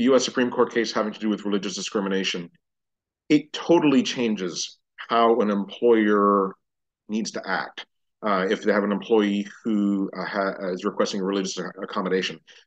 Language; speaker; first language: English; native; English